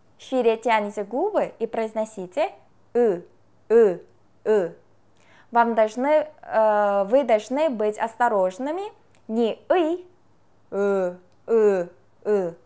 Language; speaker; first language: Russian; non-native, fluent; Korean